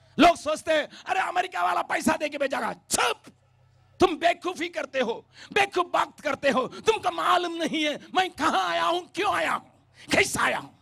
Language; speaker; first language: Hindi; non-native, local second language; Tamil